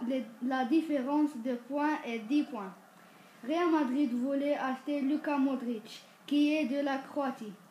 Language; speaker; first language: French; non-native, learner; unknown